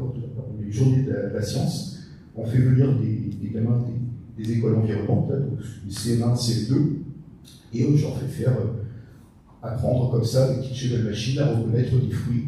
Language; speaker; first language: French; native; French